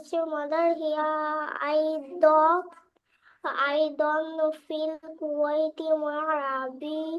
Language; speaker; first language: English; non-native, learner; Bangla